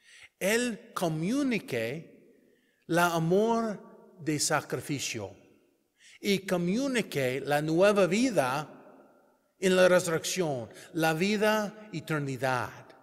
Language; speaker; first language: Spanish; non-native, learner; English